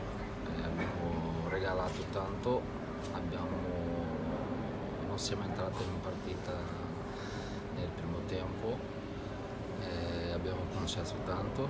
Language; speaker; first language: Italian; non-native, fluent; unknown